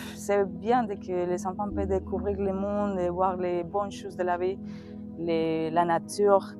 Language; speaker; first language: French; non-native, learner; Spanish